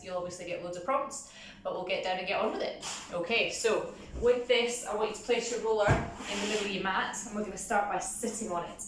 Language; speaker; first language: English; native; English